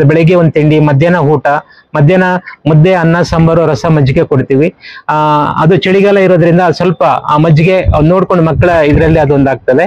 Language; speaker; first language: Kannada; native; Kannada